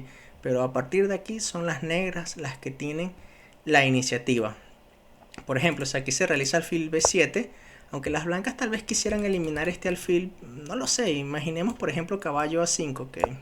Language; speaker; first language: Spanish; native; Spanish